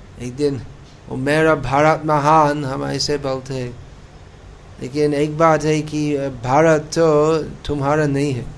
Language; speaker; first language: Hindi; non-native, fluent; English